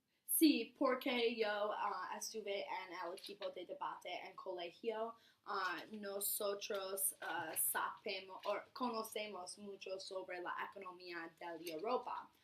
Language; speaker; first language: Spanish; non-native, learner; English